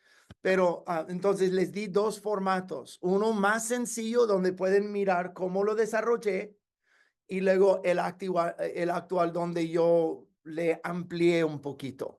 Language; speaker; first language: Spanish; non-native, fluent; English